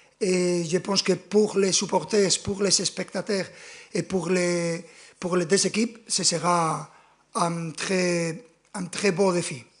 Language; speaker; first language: French; non-native, fluent; Spanish